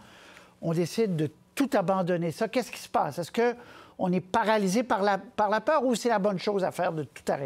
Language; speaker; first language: French; native; French